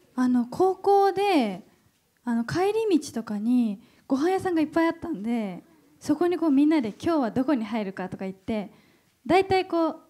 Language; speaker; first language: Japanese; native; Japanese